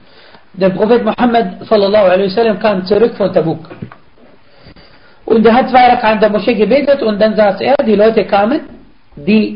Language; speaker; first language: German; non-native, fluent; Arabic